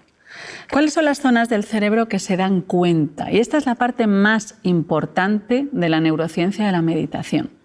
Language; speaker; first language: Spanish; native; Spanish